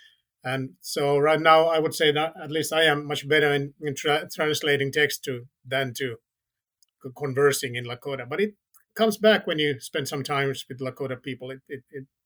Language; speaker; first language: English; non-native, fluent; Finnish